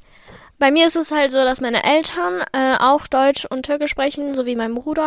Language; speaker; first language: German; native; German